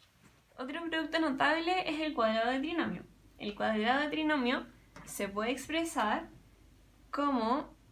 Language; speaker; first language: Spanish; native; Spanish